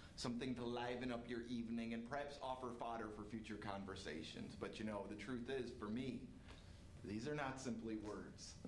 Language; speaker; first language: English; native; English